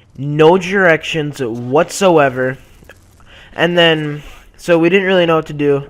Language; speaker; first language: English; native; English